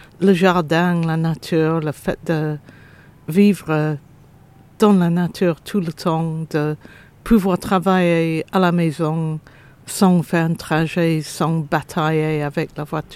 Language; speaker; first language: French; non-native, fluent; English